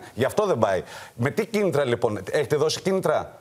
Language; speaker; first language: Greek; native; Greek